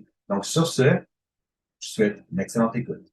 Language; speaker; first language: French; native; French